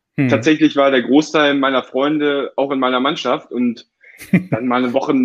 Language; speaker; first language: German; native; German